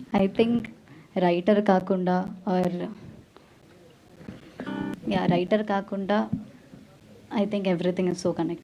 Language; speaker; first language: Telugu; non-native, learner; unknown